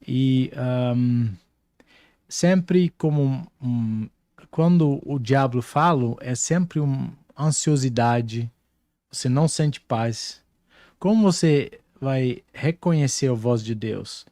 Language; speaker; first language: Portuguese; non-native, fluent; Dutch